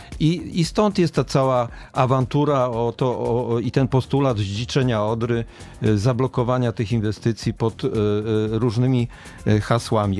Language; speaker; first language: Polish; native; Polish